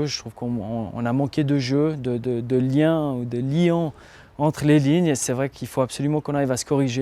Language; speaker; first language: French; native; French